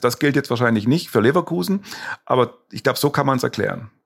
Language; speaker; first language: German; native; German